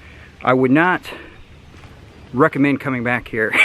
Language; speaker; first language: English; native; English